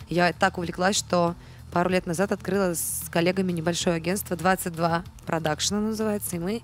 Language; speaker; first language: Russian; native; Russian